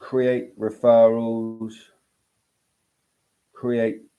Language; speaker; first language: English; native; English